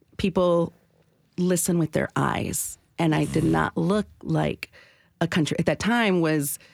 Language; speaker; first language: English; native; English